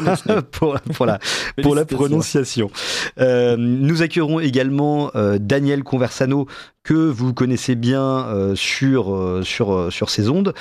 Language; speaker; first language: French; native; French